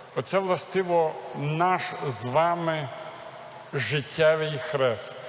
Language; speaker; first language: Ukrainian; native; Ukrainian